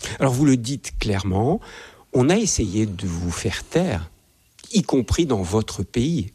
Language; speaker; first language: French; native; French